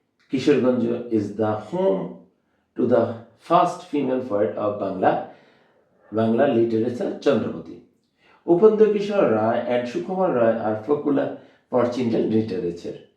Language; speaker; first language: English; non-native, local second language; Bangla